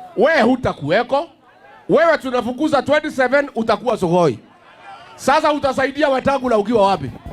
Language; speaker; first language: Swahili; non-native, local second language; Kikuyu